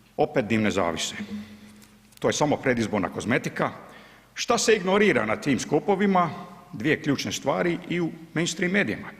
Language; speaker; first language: Bosnian; early bilingual, heritage; Croatian